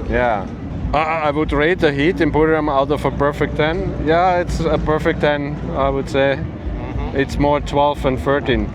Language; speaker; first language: English; non-native, fluent; German